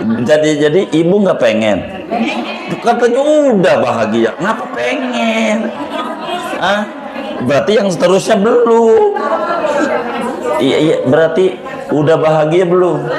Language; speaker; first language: Indonesian; native; Indonesian